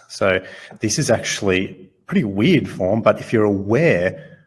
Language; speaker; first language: English; native; English